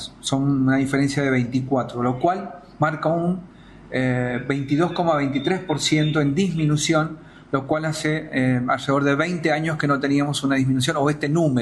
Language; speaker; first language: Spanish; native; Spanish